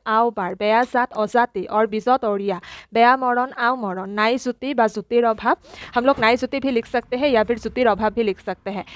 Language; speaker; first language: Hindi; non-native, local second language; Assamese